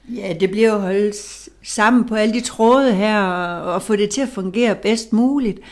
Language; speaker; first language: Danish; native; Danish